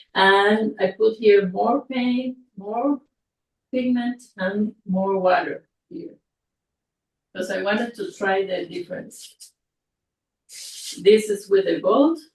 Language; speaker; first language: English; non-native, fluent; Spanish